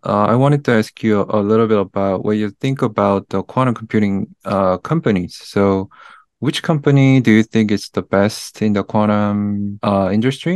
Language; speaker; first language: English; non-native, fluent; Korean